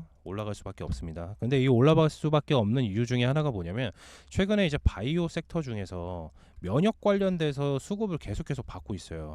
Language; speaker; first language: Korean; native; Korean